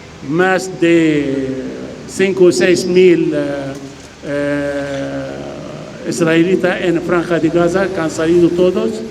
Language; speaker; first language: Spanish; non-native, fluent; Arabic